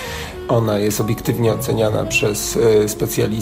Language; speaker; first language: Polish; native; Polish